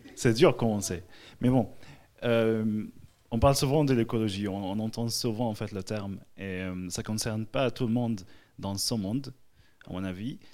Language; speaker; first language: French; non-native, fluent; Arabic